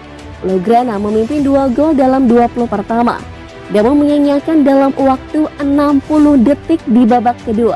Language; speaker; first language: Indonesian; native; Indonesian